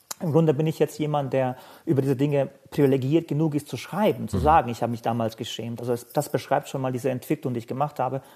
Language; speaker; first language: German; non-native, fluent; Bosnian